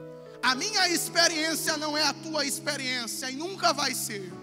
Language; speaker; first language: Portuguese; native; Portuguese